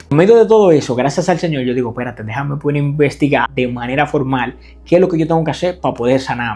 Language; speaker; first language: Spanish; native; Spanish